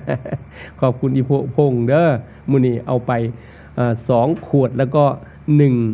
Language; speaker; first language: Thai; non-native, local second language; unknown